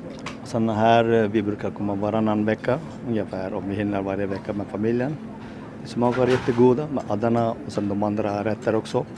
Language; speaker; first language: Swedish; non-native, learner; Turkish